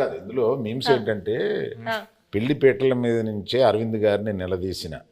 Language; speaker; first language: Telugu; native; Telugu